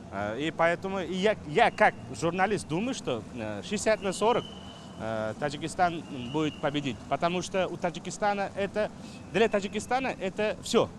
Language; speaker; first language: Russian; non-native, fluent; Uzbek